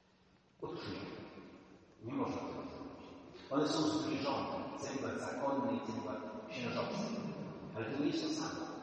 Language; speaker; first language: Polish; native; Polish